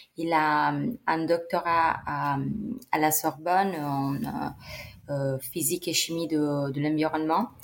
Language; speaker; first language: French; non-native, fluent; Italian